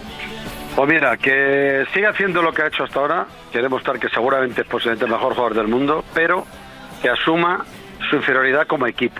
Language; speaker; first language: Spanish; native; Spanish